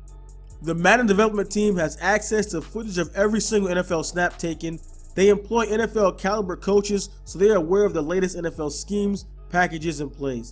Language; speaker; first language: English; native; English